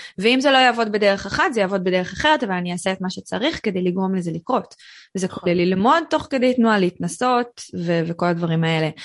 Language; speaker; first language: Hebrew; native; Hebrew